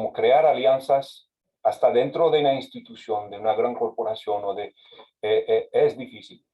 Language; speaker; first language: Spanish; non-native, fluent; French